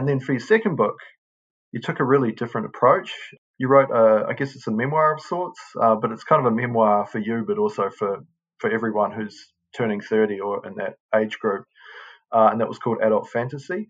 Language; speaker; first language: English; native; English